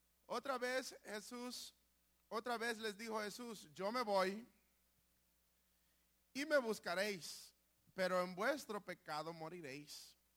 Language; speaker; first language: Spanish; native; Spanish